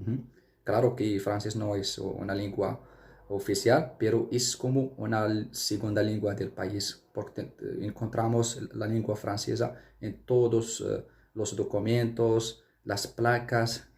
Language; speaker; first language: Spanish; non-native, fluent; Arabic